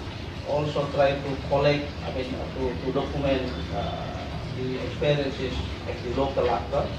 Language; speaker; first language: English; non-native, fluent; Indonesian